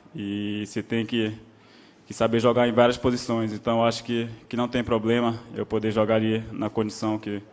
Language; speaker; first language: Portuguese; native; Portuguese